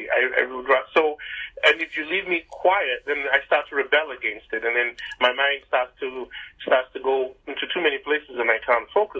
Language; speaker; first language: English; non-native, local second language; Igbo